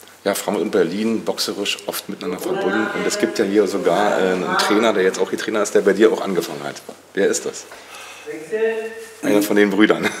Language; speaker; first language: German; native; German